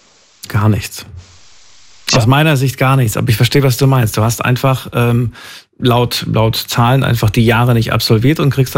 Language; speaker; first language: German; native; German